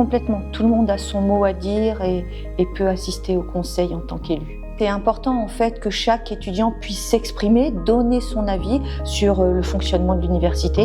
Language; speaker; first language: French; native; French